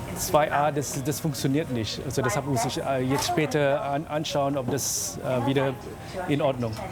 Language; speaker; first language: German; non-native, fluent; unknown